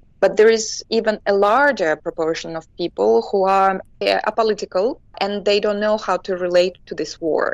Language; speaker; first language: English; non-native, fluent; Kyrgyz